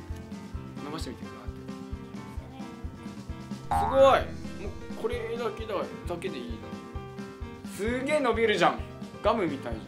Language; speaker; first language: Japanese; native; Japanese